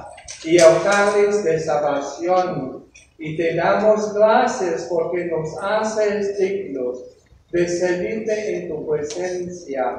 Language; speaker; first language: Spanish; non-native, learner; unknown